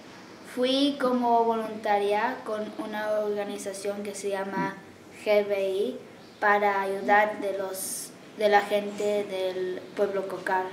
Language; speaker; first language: Spanish; early bilingual, heritage; English